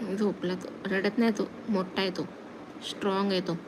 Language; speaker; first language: Hindi; non-native, local second language; Marathi